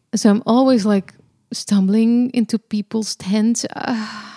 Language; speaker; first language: English; non-native, fluent; Spanish